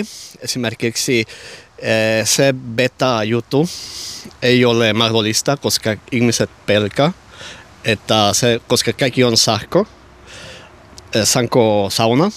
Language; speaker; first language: Finnish; non-native, learner; Spanish